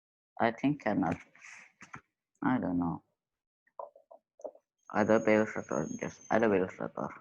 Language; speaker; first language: English; non-native, learner; Indonesian